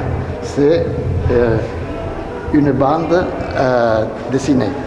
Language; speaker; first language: French; non-native, learner; Spanish